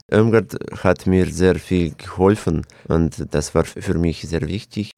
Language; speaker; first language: German; non-native, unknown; Russian